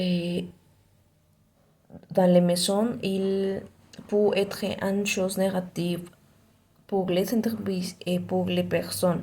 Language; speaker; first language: French; non-native, learner; Spanish